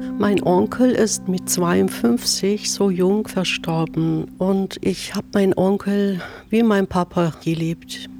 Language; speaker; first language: German; non-native, fluent; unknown